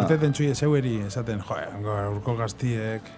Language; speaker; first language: Basque; native; Basque